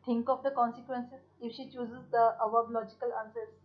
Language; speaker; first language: English; non-native, local second language; Punjabi